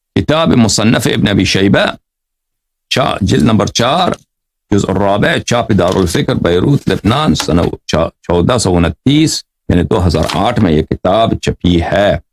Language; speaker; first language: Urdu; non-native, fluent; Persian